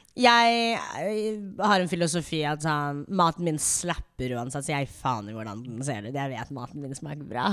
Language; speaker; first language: Norwegian; early bilingual, other home language; English